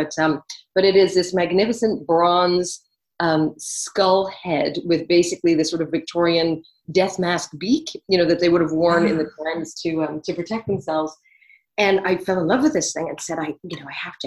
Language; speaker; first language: English; native; English